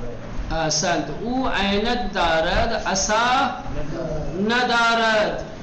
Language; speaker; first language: Persian; non-native, fluent; Urdu